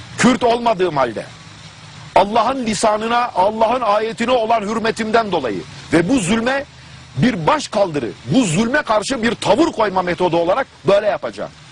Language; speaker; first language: Turkish; non-native, fluent; German